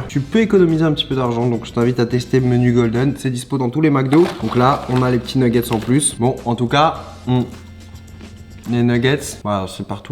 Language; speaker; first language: French; native; French